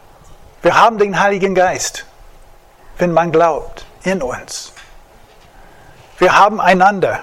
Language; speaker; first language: German; non-native, fluent; English